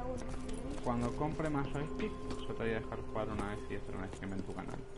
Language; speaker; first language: Spanish; native; Spanish